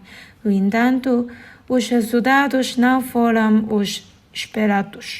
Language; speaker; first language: Portuguese; non-native, learner; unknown